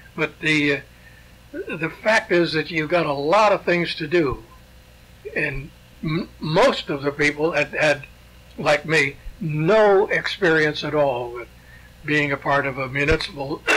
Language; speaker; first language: English; native; English